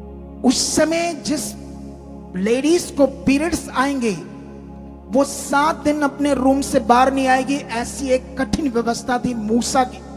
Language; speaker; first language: Hindi; native; Hindi